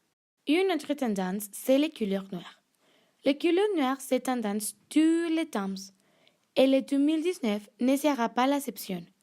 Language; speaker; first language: French; non-native, learner; Spanish